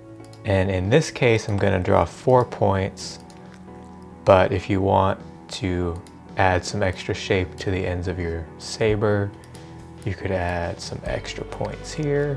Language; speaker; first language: English; native; English